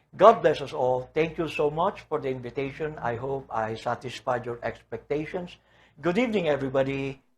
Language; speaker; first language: English; non-native, local second language; Filipino